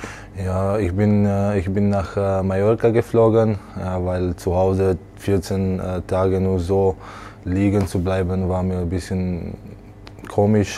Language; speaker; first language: German; non-native, learner; Slovak